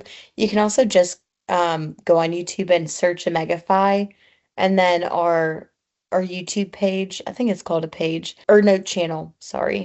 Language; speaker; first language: English; native; English